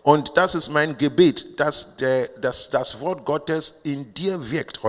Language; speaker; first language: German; non-native, learner; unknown